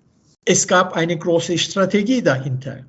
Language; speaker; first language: German; non-native, fluent; Turkish